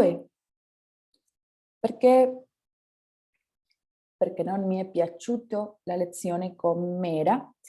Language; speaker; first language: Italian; non-native, fluent; Spanish